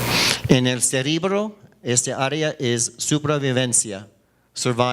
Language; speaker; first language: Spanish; non-native, learner; English